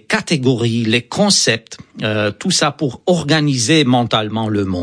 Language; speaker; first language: French; non-native, fluent; Romanian